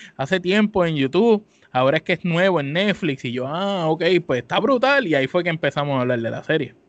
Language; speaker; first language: Spanish; native; Spanish